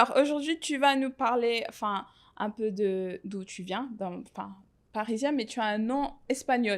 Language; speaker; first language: French; native; French